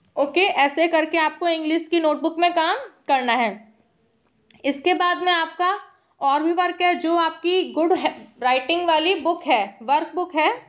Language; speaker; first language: Hindi; native; Hindi